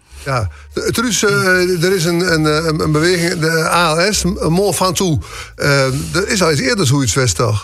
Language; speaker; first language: Dutch; native; Dutch